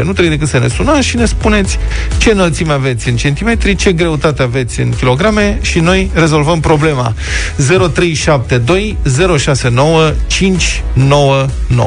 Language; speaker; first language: Romanian; native; Romanian